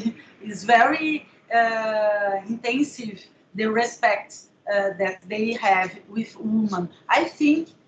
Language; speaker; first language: English; non-native, learner; Portuguese